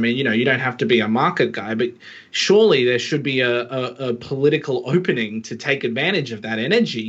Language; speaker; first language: English; native; English